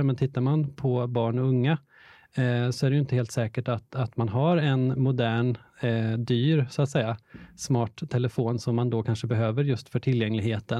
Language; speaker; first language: Swedish; native; Swedish